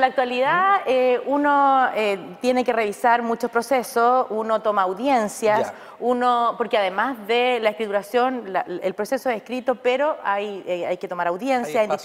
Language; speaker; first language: Spanish; native; Spanish